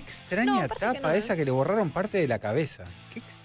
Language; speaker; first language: Spanish; native; Spanish